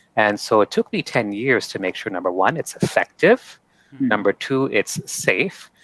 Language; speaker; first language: English; native; English